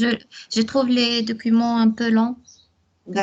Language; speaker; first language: French; non-native, local second language; Arabic